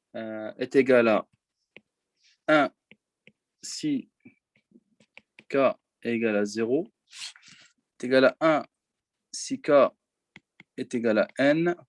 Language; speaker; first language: French; native; French